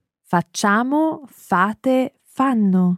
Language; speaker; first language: Italian; non-native, learner; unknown